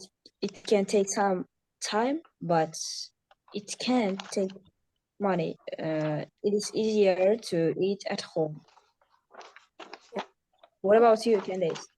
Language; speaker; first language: English; non-native, learner; Uzbek